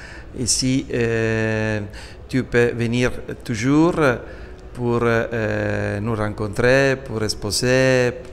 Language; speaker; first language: French; non-native, learner; Italian